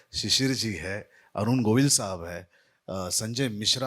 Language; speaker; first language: Hindi; non-native, local second language; Marathi